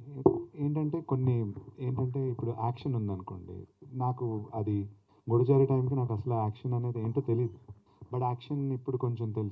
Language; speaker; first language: Telugu; native; Telugu